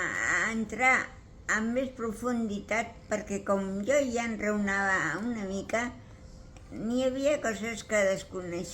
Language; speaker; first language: Catalan; non-native, local second language; Spanish